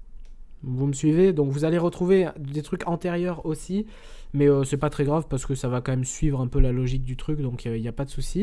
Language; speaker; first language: French; native; French